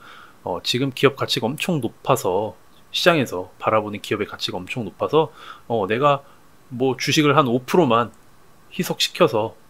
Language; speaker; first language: Korean; native; Korean